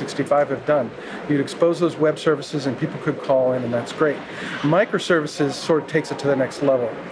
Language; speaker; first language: English; native; English